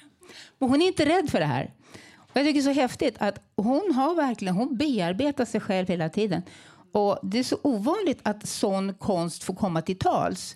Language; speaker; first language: Swedish; native; Swedish